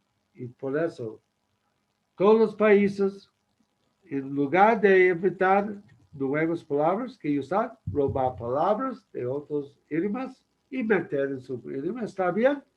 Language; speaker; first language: Spanish; non-native, learner; English